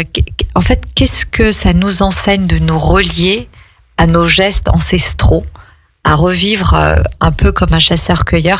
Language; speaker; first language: French; native; French